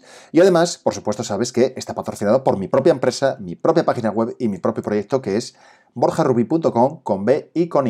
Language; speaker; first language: Spanish; native; Spanish